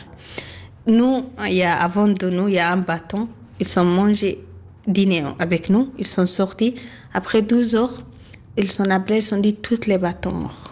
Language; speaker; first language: French; non-native, learner; Arabic